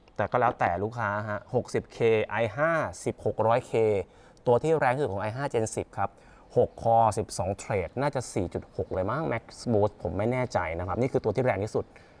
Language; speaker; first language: Thai; native; Thai